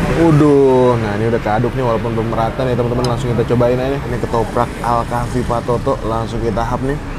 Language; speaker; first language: Indonesian; native; Indonesian